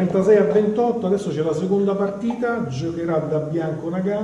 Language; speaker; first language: Italian; native; Italian